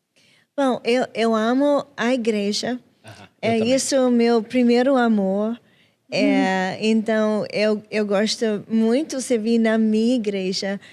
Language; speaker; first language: Portuguese; non-native, fluent; English